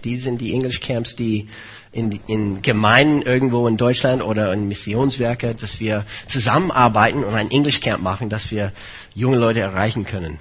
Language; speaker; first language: German; non-native, fluent; English